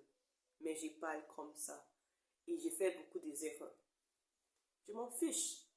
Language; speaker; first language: French; non-native, learner; English